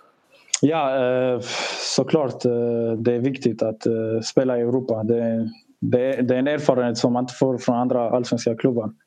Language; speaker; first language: Swedish; early bilingual, other home language; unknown